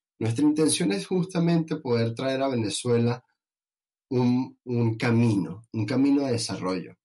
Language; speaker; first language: Spanish; native; Spanish